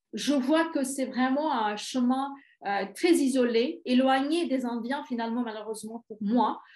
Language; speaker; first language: French; non-native, fluent; Bangla